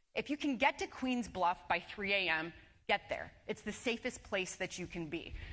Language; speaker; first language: English; native; English